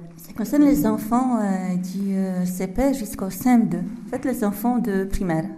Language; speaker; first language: French; non-native, fluent; Polish